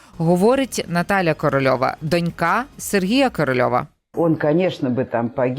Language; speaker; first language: Ukrainian; native; Ukrainian